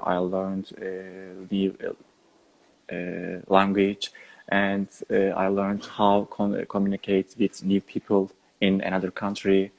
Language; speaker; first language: English; non-native, learner; Turkish